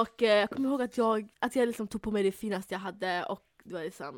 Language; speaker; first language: Swedish; early bilingual, other home language; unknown